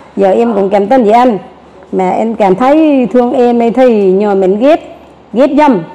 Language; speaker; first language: Vietnamese; native; Vietnamese